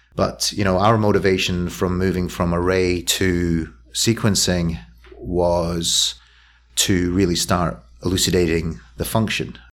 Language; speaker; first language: English; native; English